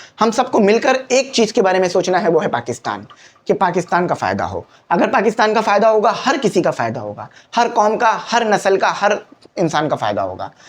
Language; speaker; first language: Urdu; native; Urdu